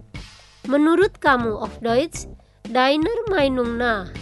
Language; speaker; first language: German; non-native, fluent; Indonesian